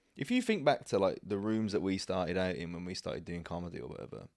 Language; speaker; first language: English; native; English